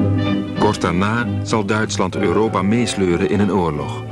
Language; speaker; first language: Dutch; native; Dutch